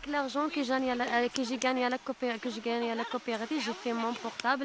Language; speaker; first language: French; non-native, learner; Tachelhit